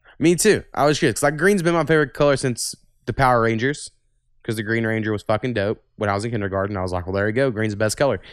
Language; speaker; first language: English; native; English